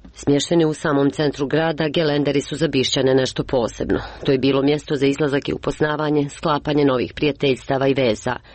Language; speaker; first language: Serbian; native; Serbian